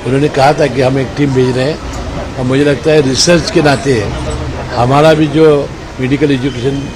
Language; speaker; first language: Hindi; non-native, local second language; Marathi